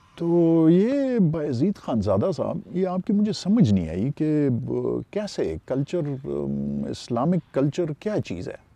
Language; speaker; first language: Urdu; non-native, local second language; Pashto